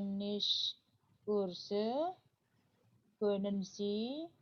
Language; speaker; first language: German; non-native, learner; Indonesian